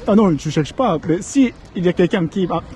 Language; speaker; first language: French; non-native, learner; Korean